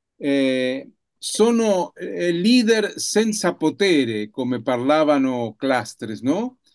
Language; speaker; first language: Italian; non-native, learner; Spanish